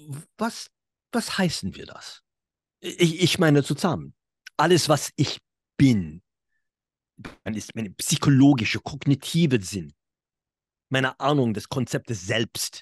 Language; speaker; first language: German; non-native, fluent; English